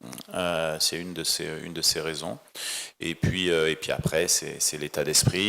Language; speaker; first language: French; native; French